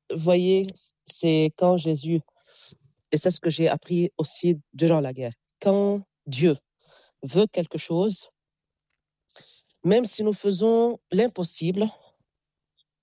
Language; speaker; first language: French; non-native, local second language; Arabic